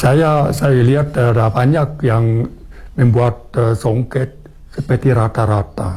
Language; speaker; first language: Indonesian; non-native, fluent; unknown